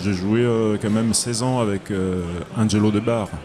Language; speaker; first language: French; early bilingual, other home language; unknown